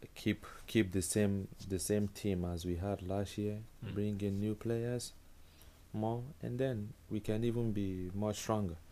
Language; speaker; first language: English; non-native, local second language; Igbo